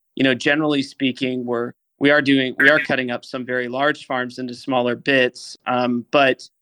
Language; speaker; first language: English; native; English